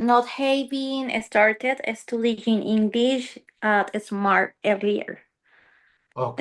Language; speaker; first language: English; non-native, learner; Spanish